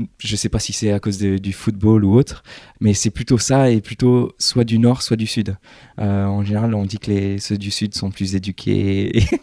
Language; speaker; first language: French; early bilingual, other home language; English